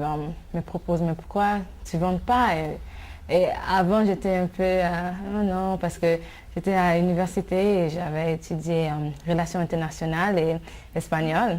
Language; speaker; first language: French; non-native, fluent; English